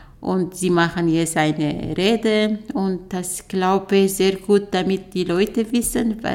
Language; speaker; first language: German; non-native, learner; Arabic